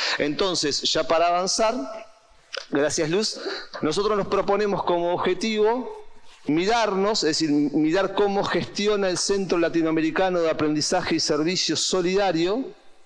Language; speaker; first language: Spanish; native; Spanish